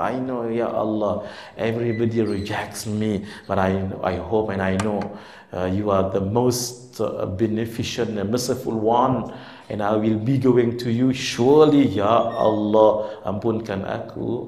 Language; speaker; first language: English; non-native, local second language; Malay